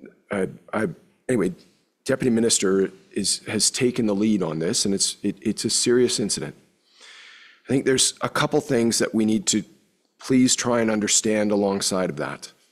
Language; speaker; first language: English; native; English